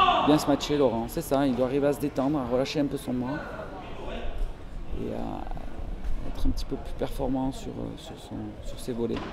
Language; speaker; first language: French; native; French